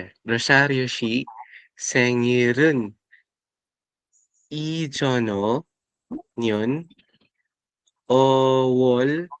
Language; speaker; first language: Korean; non-native, learner; Filipino